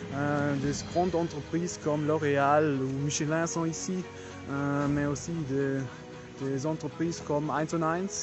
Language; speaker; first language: French; non-native, learner; German